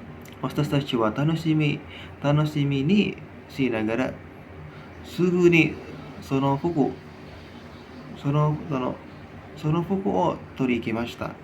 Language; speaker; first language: Japanese; non-native, learner; Indonesian